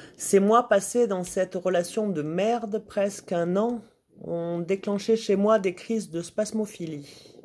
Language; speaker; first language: French; native; French